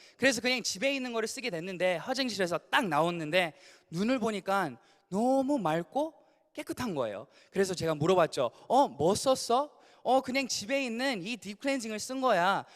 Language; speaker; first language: Korean; early bilingual, heritage; English